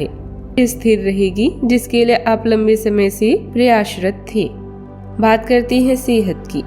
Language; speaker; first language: Hindi; native; Hindi